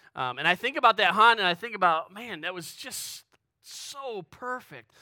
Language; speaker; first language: English; native; English